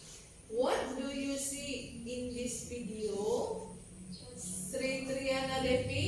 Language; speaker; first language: English; non-native, learner; Indonesian